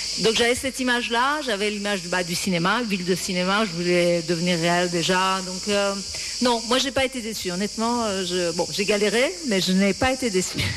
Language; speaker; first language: French; non-native, fluent; Persian